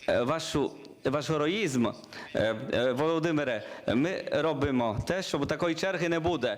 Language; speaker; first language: Ukrainian; non-native, learner; Polish